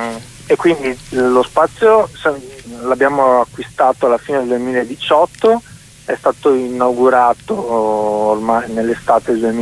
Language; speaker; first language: Italian; native; Italian